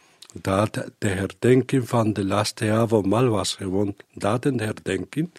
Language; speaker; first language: Dutch; non-native, learner; Spanish